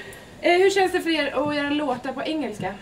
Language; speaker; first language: Swedish; native; Swedish